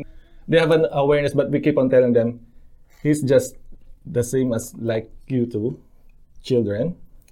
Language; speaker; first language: English; non-native, local second language; Filipino